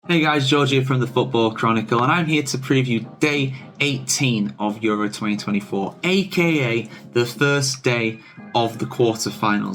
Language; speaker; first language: English; native; English